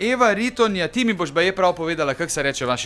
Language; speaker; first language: Slovenian; native; Slovenian